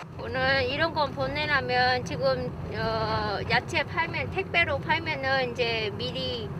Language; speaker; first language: Korean; non-native, learner; Vietnamese